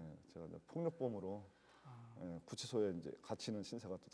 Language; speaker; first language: Korean; native; Korean